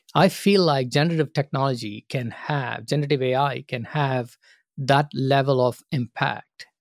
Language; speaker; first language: English; non-native, local second language; Tamil